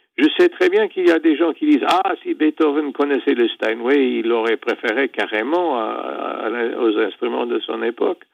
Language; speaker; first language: French; non-native, fluent; English